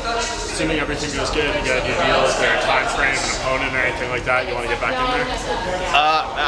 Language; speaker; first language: English; native; English